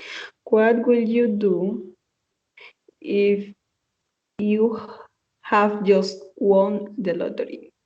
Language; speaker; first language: English; non-native, learner; Spanish